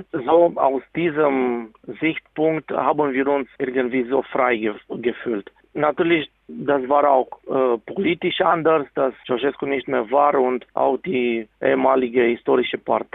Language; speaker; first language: German; non-native, fluent; Romanian